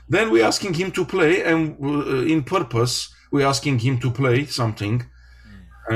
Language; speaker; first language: English; non-native, fluent; Armenian